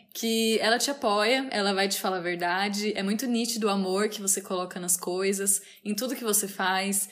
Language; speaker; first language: Portuguese; native; Portuguese